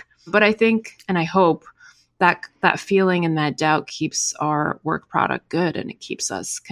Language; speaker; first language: English; early bilingual, other home language; Chinese